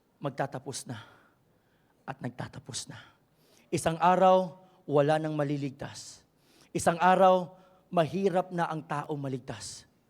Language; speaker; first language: Filipino; native; Filipino